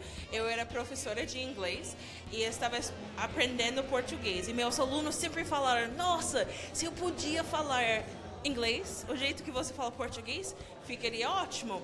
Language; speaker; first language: Portuguese; non-native, fluent; English